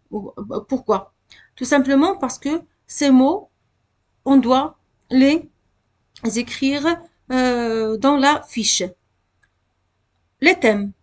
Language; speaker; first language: French; non-native, local second language; Arabic